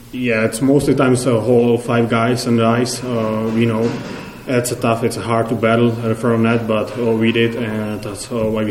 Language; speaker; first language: English; non-native, learner; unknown